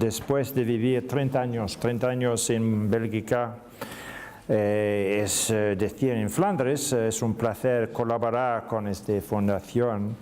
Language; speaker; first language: Spanish; non-native, learner; English